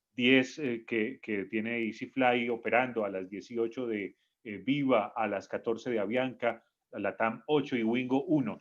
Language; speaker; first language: Spanish; native; Spanish